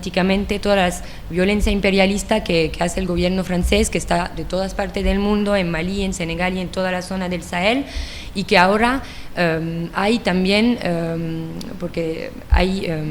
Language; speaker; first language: Spanish; non-native, fluent; French